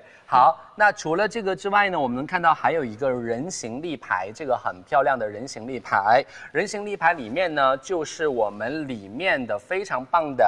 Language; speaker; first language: Chinese; native; Chinese